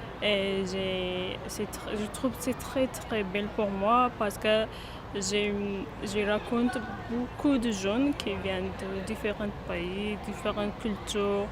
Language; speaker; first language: French; non-native, learner; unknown